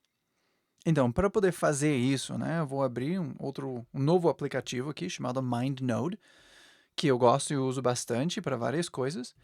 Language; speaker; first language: Portuguese; non-native, fluent; English